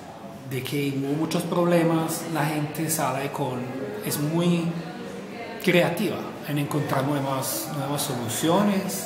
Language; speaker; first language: Spanish; non-native, fluent; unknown